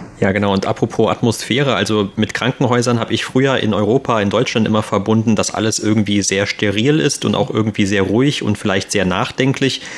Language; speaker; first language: German; native; German